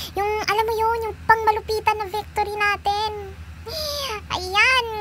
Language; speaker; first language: Filipino; non-native, local second language; Cebuano